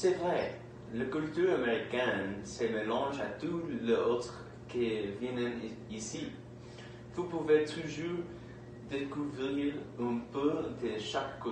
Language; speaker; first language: French; non-native, learner; English